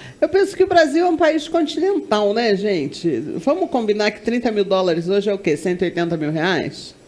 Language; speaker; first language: Portuguese; native; Portuguese